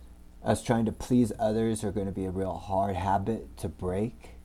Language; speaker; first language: English; native; English